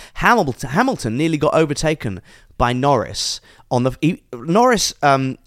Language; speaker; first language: English; native; English